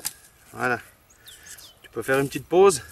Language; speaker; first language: French; native; French